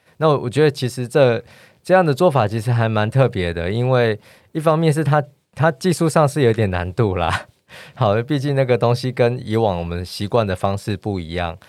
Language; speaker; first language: Chinese; native; Chinese